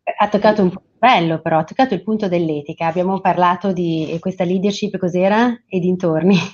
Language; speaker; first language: Italian; native; Italian